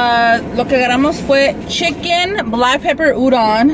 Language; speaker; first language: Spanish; early bilingual, heritage; Spanish